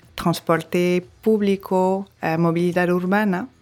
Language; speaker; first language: Spanish; non-native, fluent; French